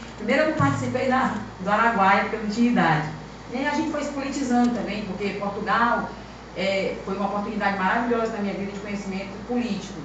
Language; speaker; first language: Portuguese; native; Portuguese